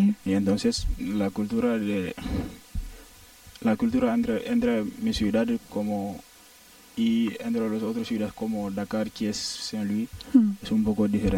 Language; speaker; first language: Spanish; non-native, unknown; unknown